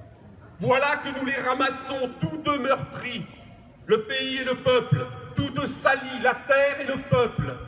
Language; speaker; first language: French; native; French